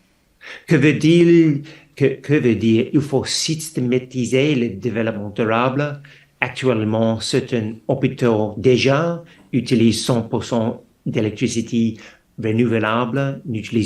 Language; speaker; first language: French; non-native, fluent; English